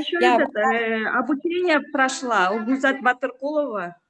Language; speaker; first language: Russian; non-native, local second language; Kyrgyz